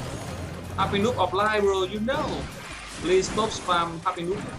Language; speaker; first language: English; non-native, learner; Vietnamese